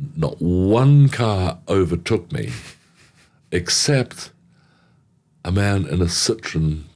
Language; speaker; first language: English; native; English